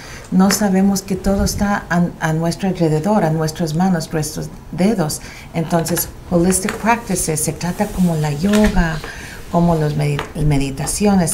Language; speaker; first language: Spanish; early bilingual, heritage; Spanish